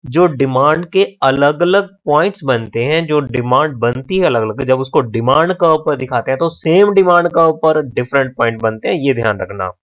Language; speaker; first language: Hindi; native; Hindi